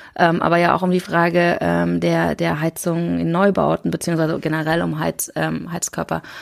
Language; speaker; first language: German; early bilingual, other home language; Korean